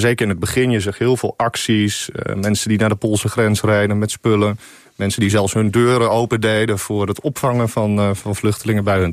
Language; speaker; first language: Dutch; native; Dutch